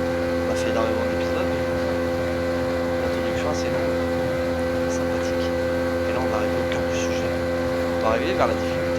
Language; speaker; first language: French; native; French